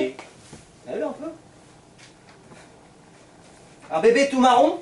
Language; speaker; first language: French; native; French